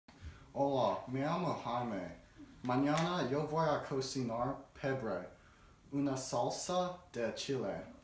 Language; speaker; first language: Spanish; non-native, learner; English